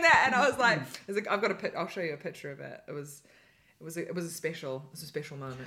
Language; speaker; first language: English; native; English